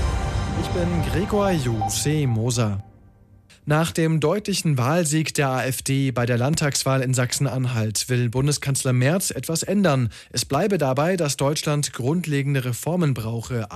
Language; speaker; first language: German; native; German